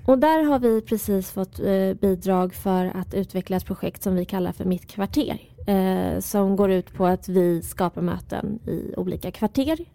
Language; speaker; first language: Swedish; early bilingual, other home language; Persian